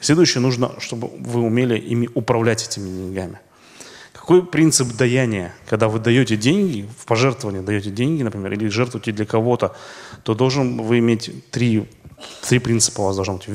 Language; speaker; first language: Russian; native; Russian